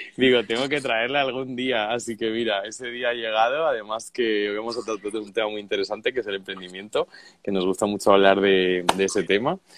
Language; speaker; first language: Spanish; native; Spanish